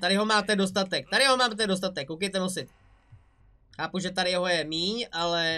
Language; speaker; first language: Czech; native; Czech